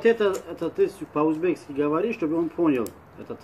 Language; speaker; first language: Russian; non-native, learner; Tajik